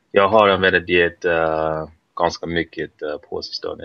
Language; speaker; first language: Swedish; non-native, learner; English